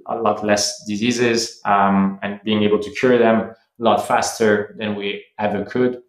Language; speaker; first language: English; non-native, fluent; French